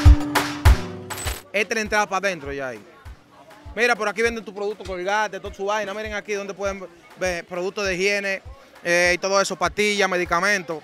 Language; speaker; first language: Spanish; native; Spanish